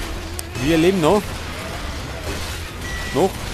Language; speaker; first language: German; native; German